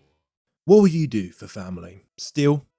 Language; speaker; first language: English; native; English